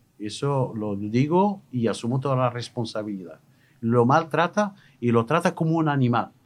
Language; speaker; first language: Spanish; non-native, fluent; Arabic